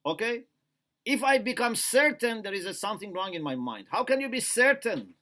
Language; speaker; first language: English; non-native, fluent; Persian